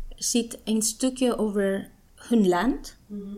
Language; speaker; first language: Dutch; non-native, fluent; Spanish